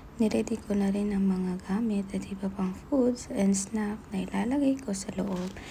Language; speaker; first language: Filipino; native; Filipino